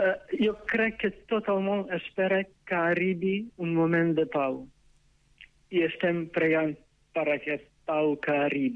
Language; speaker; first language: Catalan; non-native, fluent; Ukrainian